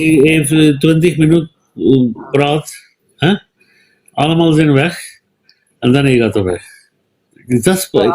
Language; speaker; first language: Dutch; non-native, fluent; Punjabi